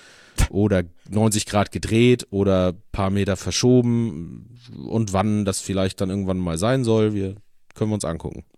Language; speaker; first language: German; native; German